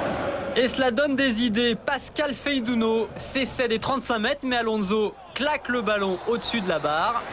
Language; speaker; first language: French; native; French